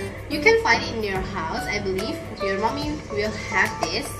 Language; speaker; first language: English; non-native, fluent; Indonesian